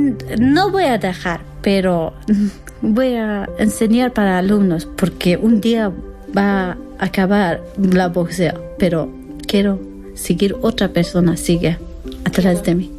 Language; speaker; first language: Spanish; non-native, learner; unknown